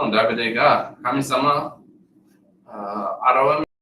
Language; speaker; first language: Japanese; non-native, learner; English